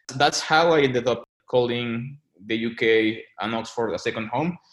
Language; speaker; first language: English; non-native, fluent; Spanish